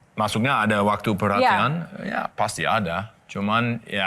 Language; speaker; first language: Indonesian; non-native, learner; English